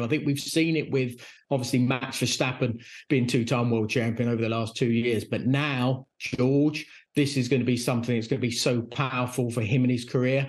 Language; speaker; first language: English; native; English